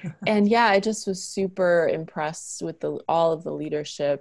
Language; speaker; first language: English; native; English